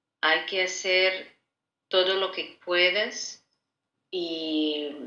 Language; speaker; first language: Spanish; non-native, fluent; Ukrainian